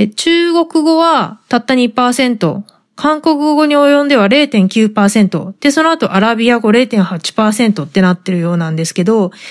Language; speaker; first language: Japanese; native; Japanese